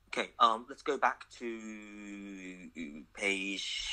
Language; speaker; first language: English; non-native, fluent; Japanese